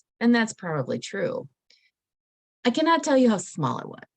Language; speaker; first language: English; native; English